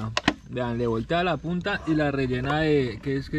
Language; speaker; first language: Spanish; native; Spanish